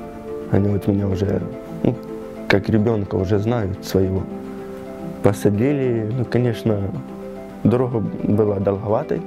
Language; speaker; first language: Russian; native; Russian